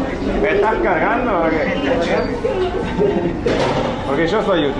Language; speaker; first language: Spanish; non-native, fluent; English